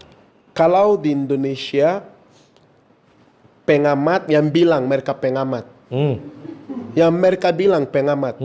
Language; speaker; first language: Indonesian; non-native, fluent; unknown